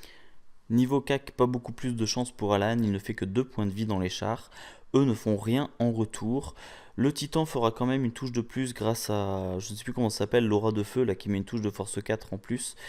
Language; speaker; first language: French; native; French